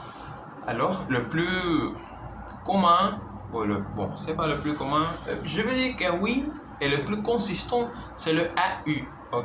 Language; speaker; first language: French; non-native, learner; Spanish